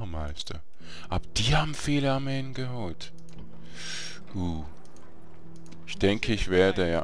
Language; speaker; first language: German; native; German